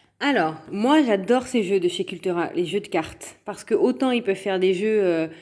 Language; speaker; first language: French; native; French